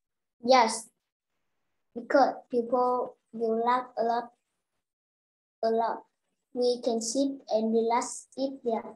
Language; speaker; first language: English; non-native, learner; Vietnamese